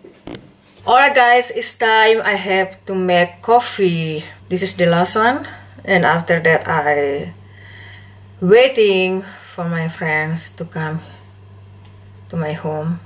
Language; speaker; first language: English; non-native, learner; Indonesian